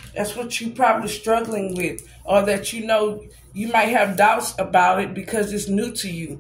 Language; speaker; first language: English; native; English